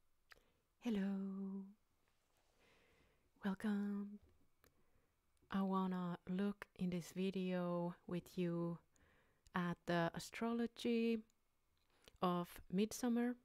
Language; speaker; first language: English; non-native, fluent; Finnish